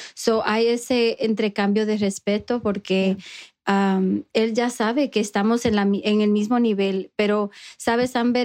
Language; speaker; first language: Spanish; early bilingual, heritage; Spanish